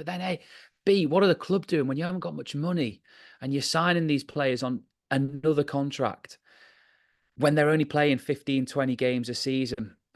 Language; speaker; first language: English; native; English